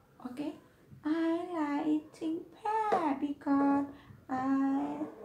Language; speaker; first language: English; non-native, learner; Vietnamese